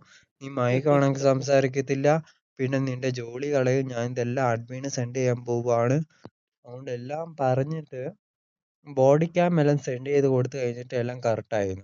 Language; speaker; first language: Malayalam; early bilingual, heritage; Malayalam